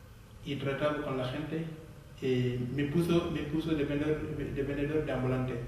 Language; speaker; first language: Spanish; non-native, fluent; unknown